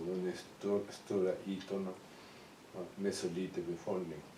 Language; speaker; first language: Swedish; non-native, fluent; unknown